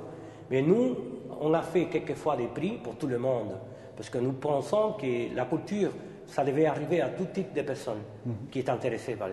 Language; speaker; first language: French; non-native, fluent; Spanish